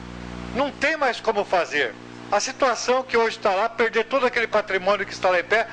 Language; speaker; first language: Portuguese; native; Portuguese